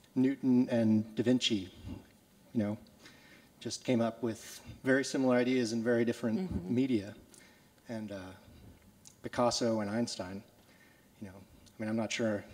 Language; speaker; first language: English; native; English